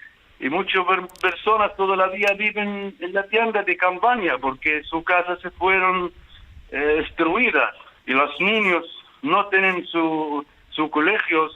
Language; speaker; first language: Spanish; non-native, fluent; Arabic